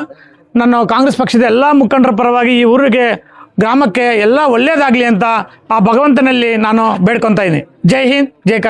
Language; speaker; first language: Kannada; native; Kannada